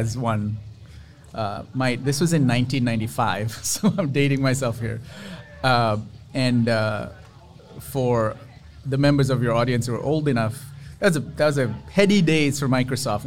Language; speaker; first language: English; non-native, local second language; Sinhala